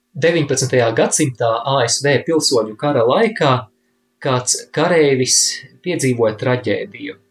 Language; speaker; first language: Latvian; native; Latvian